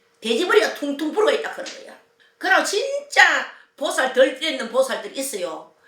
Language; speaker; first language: Korean; native; Korean